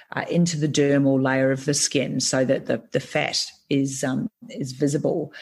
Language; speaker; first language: English; native; English